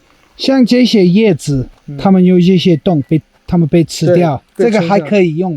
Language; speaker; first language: Chinese; non-native, fluent; English